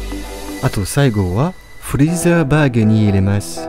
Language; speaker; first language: Japanese; non-native, learner; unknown